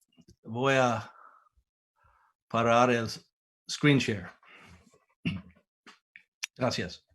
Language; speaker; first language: Spanish; non-native, fluent; English